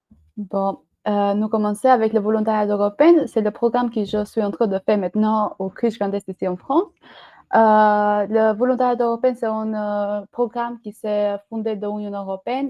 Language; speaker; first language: French; non-native, learner; Albanian